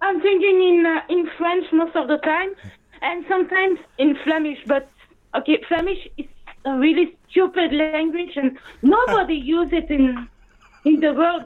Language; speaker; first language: English; non-native, fluent; French